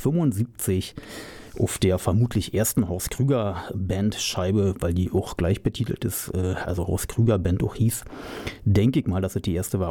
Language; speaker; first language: German; native; German